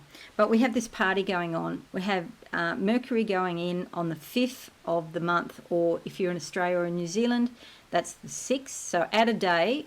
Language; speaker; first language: English; native; English